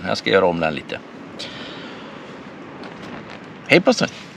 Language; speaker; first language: Swedish; native; Swedish